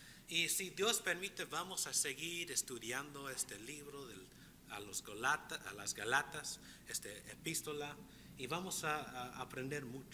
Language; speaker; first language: Spanish; non-native, fluent; English